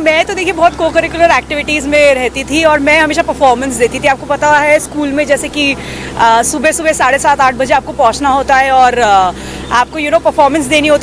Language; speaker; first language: Hindi; native; Hindi